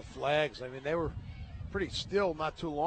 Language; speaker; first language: English; native; English